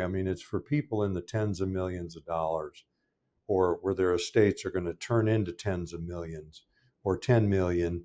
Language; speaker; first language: English; native; English